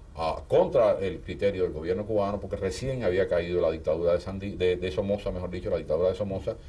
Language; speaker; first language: Spanish; native; Spanish